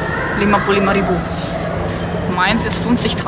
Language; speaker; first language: German; non-native, learner; Indonesian